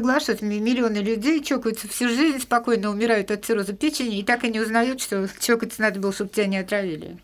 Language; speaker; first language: Russian; native; Russian